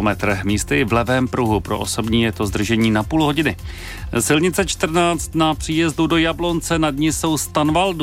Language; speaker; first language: Czech; native; Czech